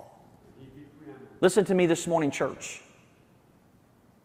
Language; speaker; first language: English; native; English